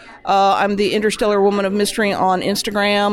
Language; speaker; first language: English; native; English